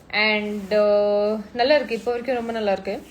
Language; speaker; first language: Tamil; non-native, fluent; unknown